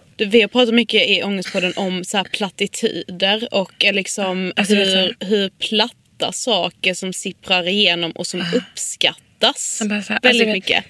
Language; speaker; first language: Swedish; native; Swedish